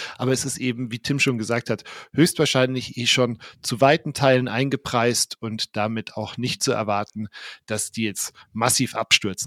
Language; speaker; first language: German; native; German